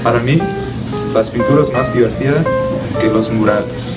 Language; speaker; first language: Spanish; non-native, learner; English